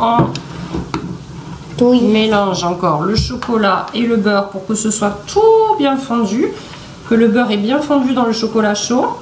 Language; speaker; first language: French; native; French